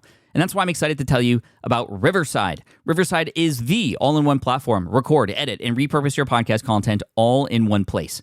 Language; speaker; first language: English; native; English